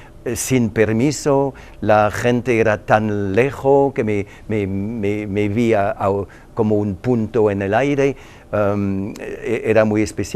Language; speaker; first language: Spanish; non-native, learner; French